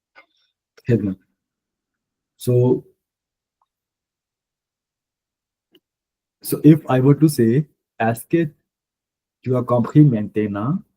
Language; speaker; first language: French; non-native, fluent; Punjabi